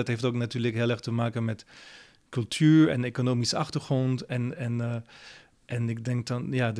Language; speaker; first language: Dutch; non-native, fluent; French